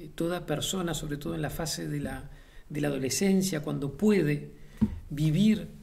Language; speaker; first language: Spanish; native; Spanish